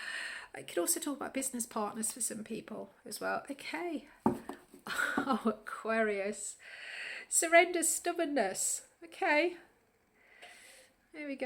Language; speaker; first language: English; native; English